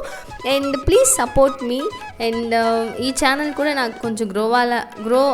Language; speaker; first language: Telugu; non-native, learner; Tamil